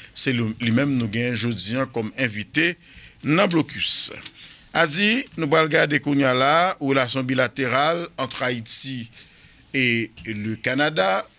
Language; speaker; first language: French; non-native, local second language; Haitian Creole